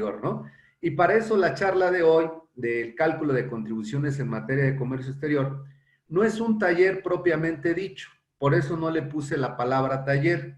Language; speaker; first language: Spanish; native; Spanish